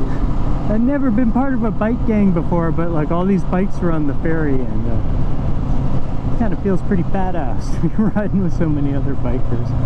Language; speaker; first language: English; native; English